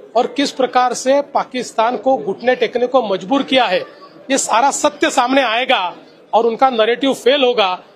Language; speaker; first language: Hindi; non-native, local second language; Marathi